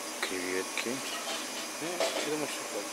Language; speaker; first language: Russian; non-native, learner; Spanish